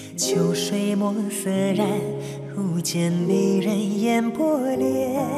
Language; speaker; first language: Chinese; native; Chinese